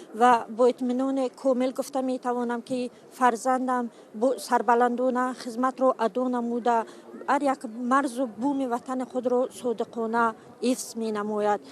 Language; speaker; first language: Tajik; non-native, local second language; Shughni